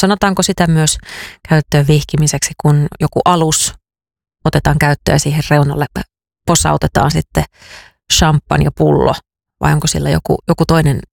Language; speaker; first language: Finnish; native; Finnish